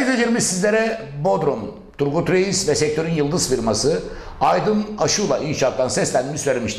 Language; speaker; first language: Turkish; native; Turkish